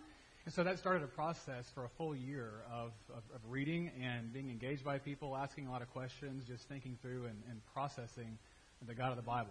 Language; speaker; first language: English; native; English